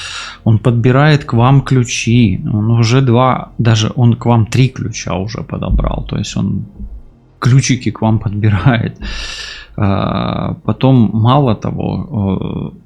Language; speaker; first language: Russian; native; Russian